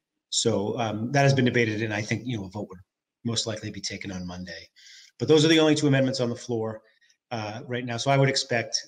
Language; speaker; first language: English; native; English